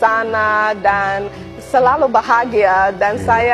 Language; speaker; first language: Indonesian; non-native, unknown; English